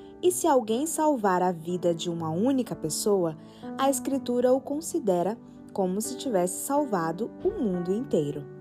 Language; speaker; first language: Portuguese; native; Portuguese